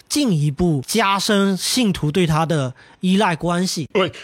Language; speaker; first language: Chinese; native; Chinese